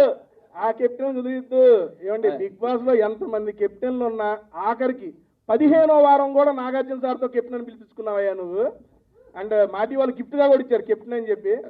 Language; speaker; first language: Telugu; native; Telugu